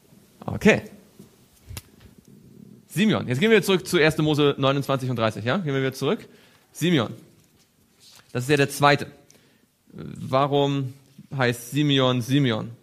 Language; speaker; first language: German; native; German